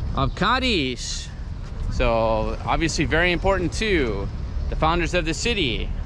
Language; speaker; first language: English; native; English